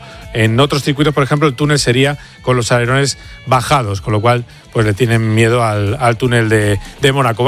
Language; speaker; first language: Spanish; native; Spanish